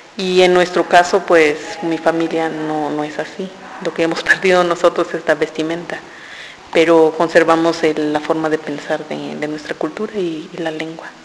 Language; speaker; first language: Spanish; non-native, local second language; Tzotzil